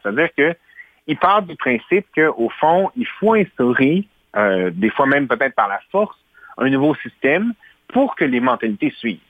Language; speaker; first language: French; native; French